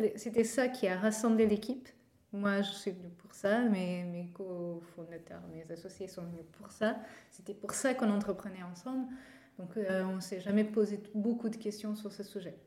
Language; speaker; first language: French; non-native, fluent; Portuguese